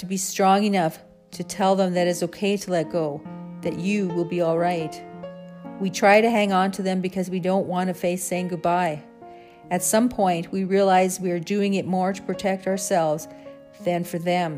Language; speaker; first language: English; native; English